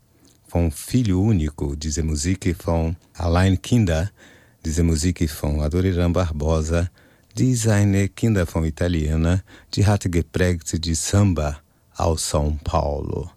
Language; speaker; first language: German; non-native, fluent; Portuguese